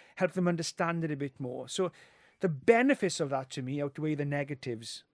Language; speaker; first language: English; non-native, local second language; Welsh